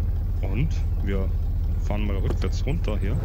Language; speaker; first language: German; native; German